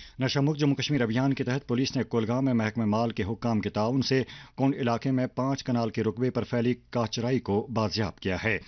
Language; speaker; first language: Urdu; non-native, local second language; Kashmiri